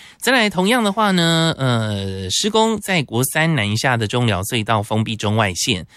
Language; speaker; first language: Chinese; native; Chinese